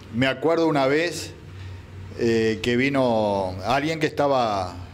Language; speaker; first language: Spanish; native; Spanish